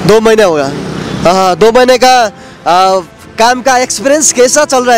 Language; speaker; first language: Hindi; non-native, local second language; Nepali